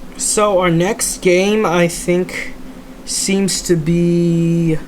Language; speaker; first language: English; native; English